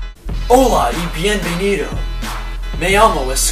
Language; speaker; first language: Spanish; non-native, learner; English